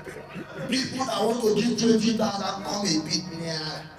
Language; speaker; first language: English; non-native, local second language; Igbo